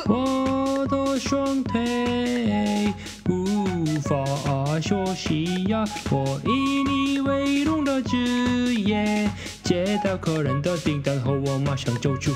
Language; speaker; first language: Chinese; non-native, learner; Korean